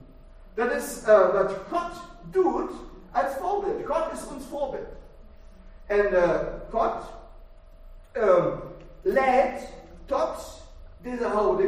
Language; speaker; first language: Dutch; non-native, fluent; German